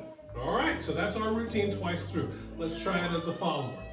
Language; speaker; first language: English; native; English